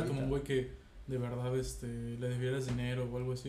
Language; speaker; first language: Spanish; native; Spanish